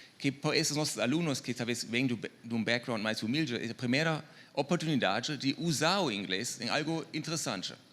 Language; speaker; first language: Portuguese; non-native, fluent; German